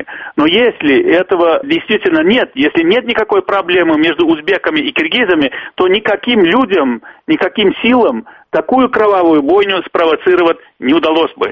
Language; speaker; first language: Russian; native; Russian